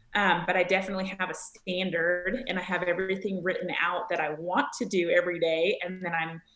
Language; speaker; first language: English; native; English